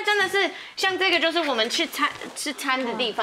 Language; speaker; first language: Chinese; non-native, fluent; Thai